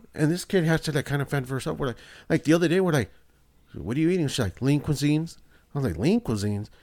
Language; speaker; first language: English; early bilingual, other home language; Spanish